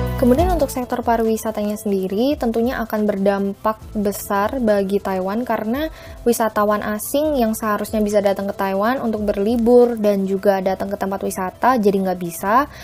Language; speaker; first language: Indonesian; native; Indonesian